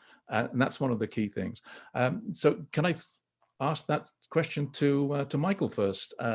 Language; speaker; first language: English; native; English